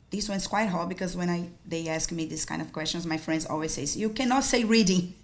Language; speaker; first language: English; non-native, fluent; Portuguese